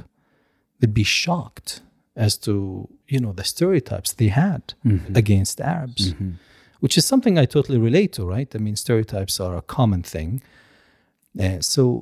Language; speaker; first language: English; non-native, fluent; Hebrew